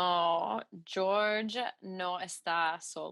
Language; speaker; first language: Spanish; non-native, learner; English